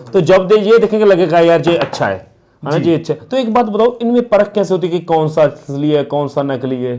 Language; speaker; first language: Hindi; non-native, local second language; Punjabi